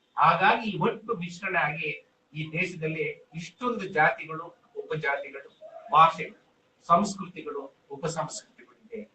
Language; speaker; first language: Kannada; non-native, local second language; Telugu